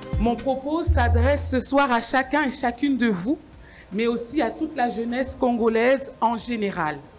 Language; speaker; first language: French; early bilingual, other home language; Lingala